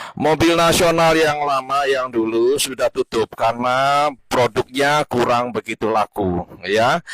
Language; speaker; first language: Indonesian; native; Indonesian